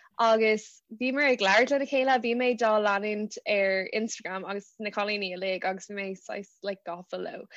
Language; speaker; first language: Irish; non-native, local second language; English